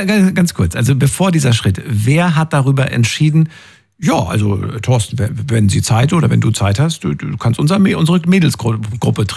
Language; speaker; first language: German; native; German